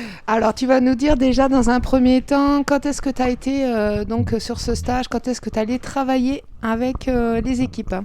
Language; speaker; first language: French; native; French